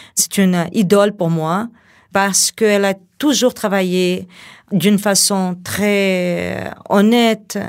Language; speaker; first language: French; non-native, fluent; Portuguese